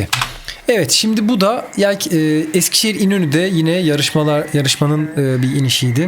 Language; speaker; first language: Turkish; native; Turkish